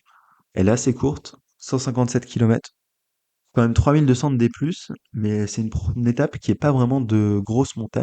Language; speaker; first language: French; native; French